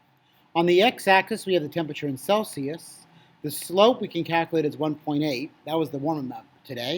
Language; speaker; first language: English; native; English